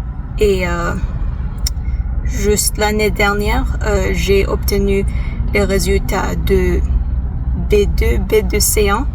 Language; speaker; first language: French; non-native, fluent; English